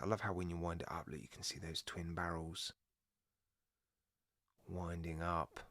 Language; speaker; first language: English; native; English